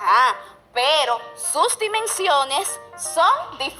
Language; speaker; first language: Spanish; native; Spanish